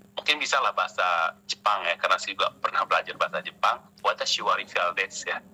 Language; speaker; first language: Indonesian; non-native, local second language; Achinese